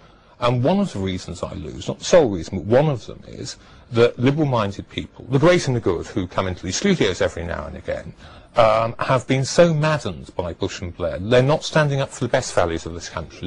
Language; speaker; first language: English; native; English